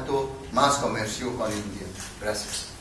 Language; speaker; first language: Spanish; non-native, learner; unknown